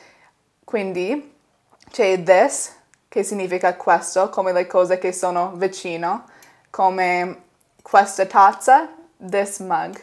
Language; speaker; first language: Italian; non-native, fluent; English